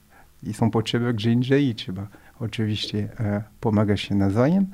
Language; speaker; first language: Polish; non-native, fluent; French